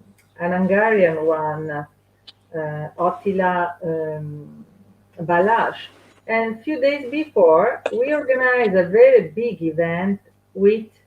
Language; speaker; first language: English; non-native, fluent; Italian